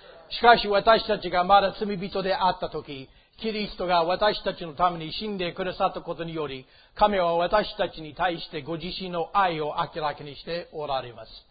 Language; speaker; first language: Japanese; non-native, fluent; English